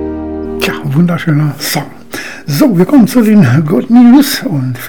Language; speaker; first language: German; native; German